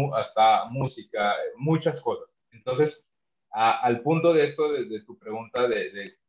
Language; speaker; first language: Spanish; non-native, local second language; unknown